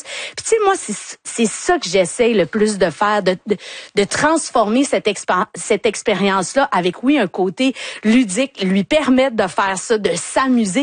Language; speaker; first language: French; native; French